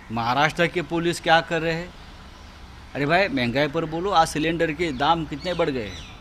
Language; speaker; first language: Hindi; non-native, local second language; Marathi